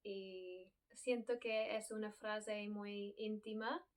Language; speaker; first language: Spanish; non-native, fluent; English